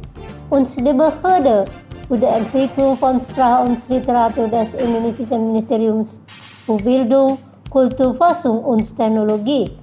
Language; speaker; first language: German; non-native, fluent; Indonesian